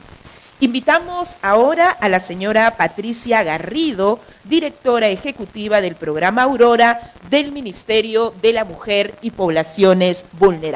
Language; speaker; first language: Spanish; native; Spanish